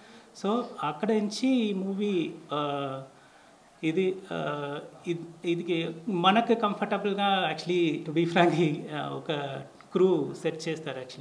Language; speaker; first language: Telugu; non-native, learner; Tamil